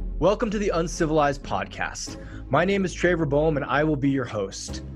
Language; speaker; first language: English; native; English